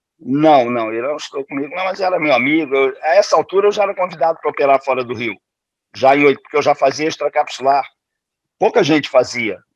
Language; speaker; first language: Portuguese; native; Portuguese